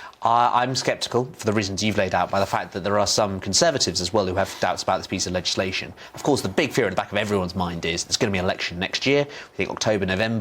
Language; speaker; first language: English; native; English